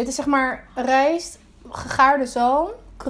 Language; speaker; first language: Dutch; native; Dutch